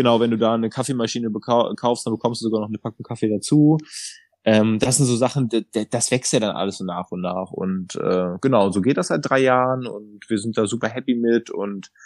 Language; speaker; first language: German; native; German